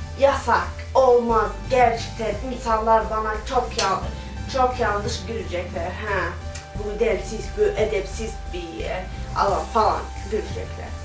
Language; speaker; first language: Turkish; non-native, learner; Arabic